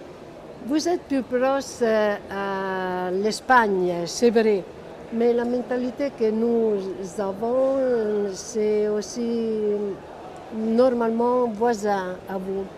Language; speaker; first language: French; non-native, fluent; Italian